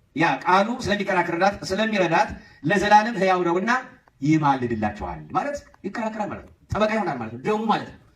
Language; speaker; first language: Amharic; native; Amharic